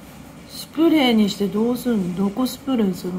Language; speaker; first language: Japanese; native; Japanese